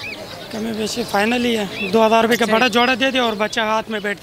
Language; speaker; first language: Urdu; non-native, local second language; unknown